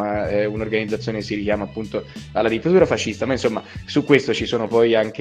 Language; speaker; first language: Italian; native; Italian